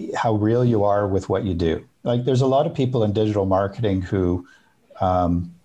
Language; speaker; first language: English; native; English